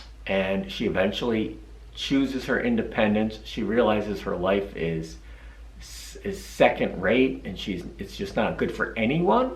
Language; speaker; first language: English; native; English